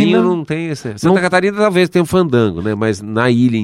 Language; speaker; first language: Portuguese; native; Portuguese